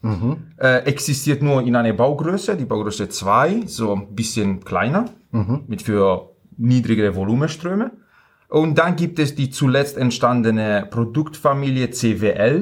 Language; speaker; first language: German; non-native, fluent; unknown